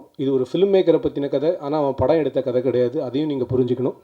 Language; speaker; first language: Tamil; native; Tamil